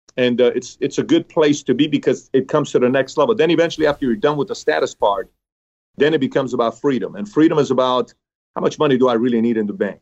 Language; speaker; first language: English; early bilingual, other home language; Persian